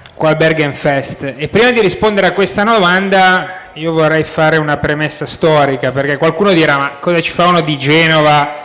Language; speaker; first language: Italian; native; Italian